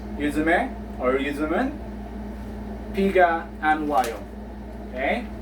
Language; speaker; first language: Korean; non-native, learner; Filipino